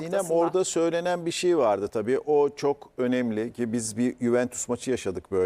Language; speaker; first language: Turkish; native; Turkish